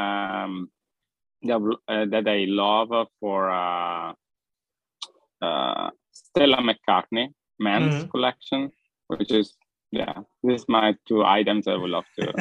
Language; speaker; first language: English; non-native, fluent; Italian